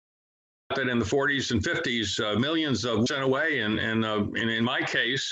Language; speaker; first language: English; native; English